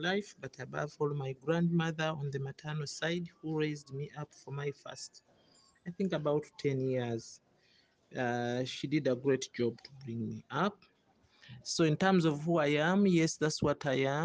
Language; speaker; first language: English; non-native, local second language; Ganda